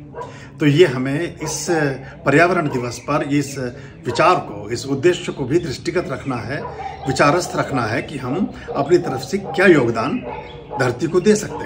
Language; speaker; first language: Hindi; native; Hindi